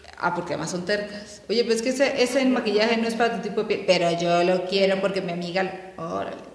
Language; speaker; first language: Spanish; native; Spanish